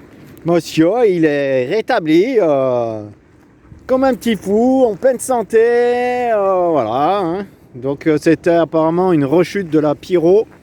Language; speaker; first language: French; native; French